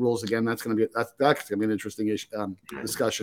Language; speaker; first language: English; native; English